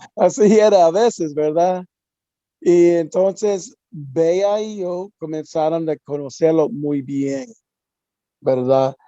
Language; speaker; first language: Spanish; non-native, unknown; English